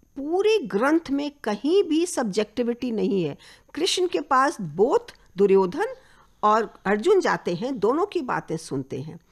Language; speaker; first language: Hindi; native; Hindi